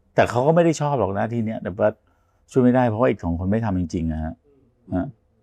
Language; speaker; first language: Thai; native; Thai